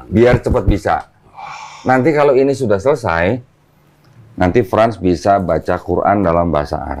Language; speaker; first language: Indonesian; native; Indonesian